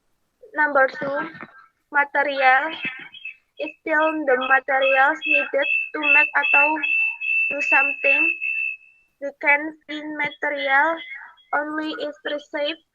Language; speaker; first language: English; non-native, learner; Indonesian